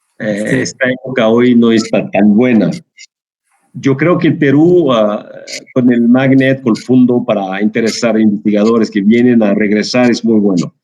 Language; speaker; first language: Spanish; non-native, fluent; Arabic